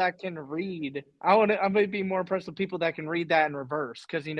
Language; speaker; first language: English; native; English